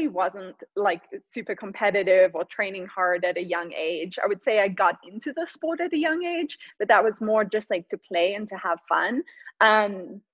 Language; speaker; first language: English; native; English